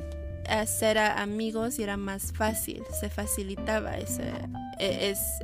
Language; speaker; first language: Spanish; early bilingual, heritage; Spanish